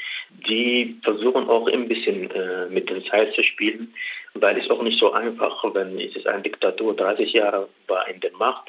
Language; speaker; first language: German; non-native, learner; Arabic